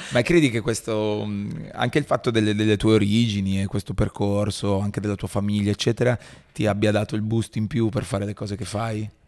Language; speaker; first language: Italian; native; Italian